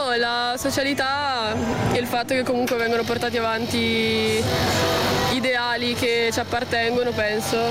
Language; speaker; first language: Italian; native; Italian